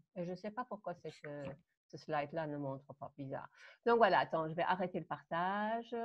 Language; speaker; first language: French; non-native, fluent; German